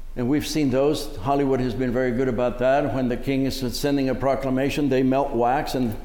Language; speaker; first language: English; early bilingual, other home language; Spanish